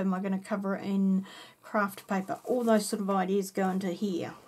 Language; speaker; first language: English; native; English